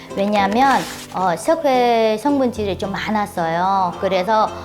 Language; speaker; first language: Korean; non-native, fluent; Vietnamese